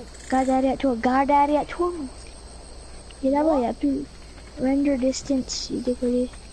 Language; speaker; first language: French; early bilingual, heritage; French